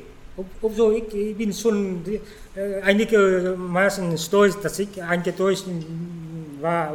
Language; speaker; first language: German; non-native, fluent; Vietnamese